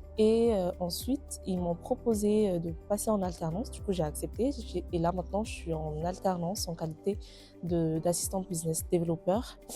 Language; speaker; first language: French; non-native, local second language; Malagasy